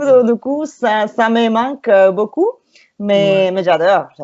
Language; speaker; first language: French; non-native, fluent; Spanish